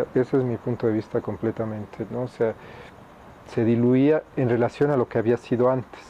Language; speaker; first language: Spanish; native; Spanish